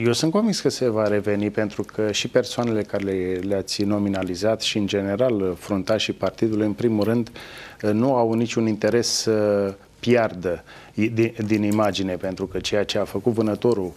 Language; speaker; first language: Romanian; native; Romanian